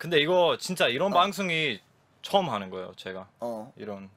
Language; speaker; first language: Korean; non-native, learner; Croatian